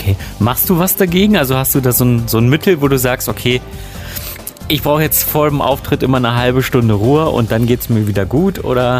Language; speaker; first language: German; native; German